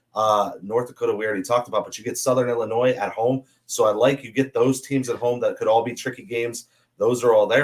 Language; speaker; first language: English; native; English